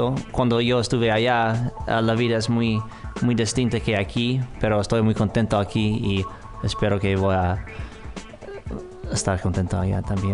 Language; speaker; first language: Spanish; non-native, fluent; English